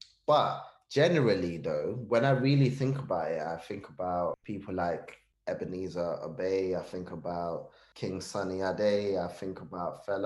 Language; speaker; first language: English; early bilingual, other home language; Hausa